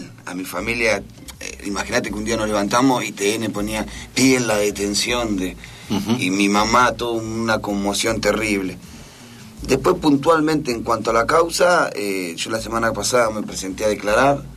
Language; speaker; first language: Spanish; native; Spanish